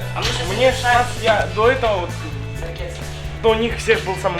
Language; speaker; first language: Russian; native; Russian